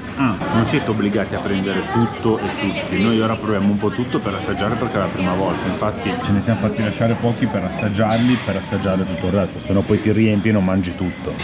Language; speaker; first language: Italian; native; Italian